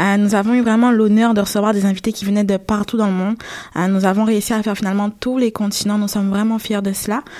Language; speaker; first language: French; native; French